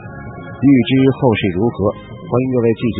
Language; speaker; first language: Chinese; native; Chinese